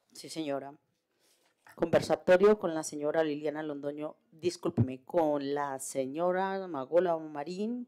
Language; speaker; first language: Spanish; native; Spanish